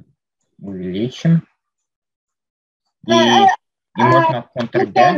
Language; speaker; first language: Russian; native; Russian